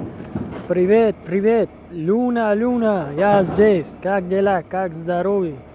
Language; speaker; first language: Russian; non-native, local second language; Tajik